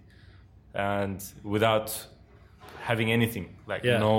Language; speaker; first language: English; non-native, fluent; Turkish